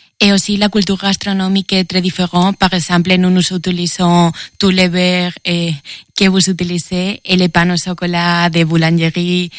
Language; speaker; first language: French; non-native, learner; Spanish